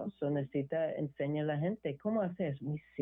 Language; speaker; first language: Spanish; non-native, learner; English